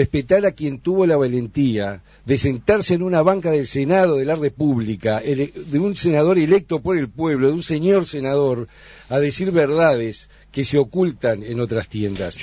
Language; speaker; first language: Spanish; native; Spanish